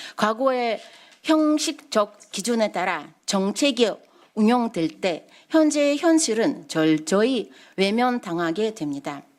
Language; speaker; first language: Korean; non-native, fluent; Russian